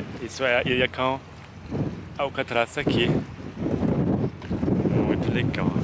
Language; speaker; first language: Portuguese; non-native, fluent; German